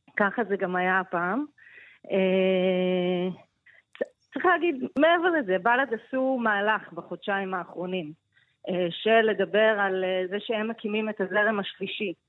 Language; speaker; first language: Hebrew; native; Hebrew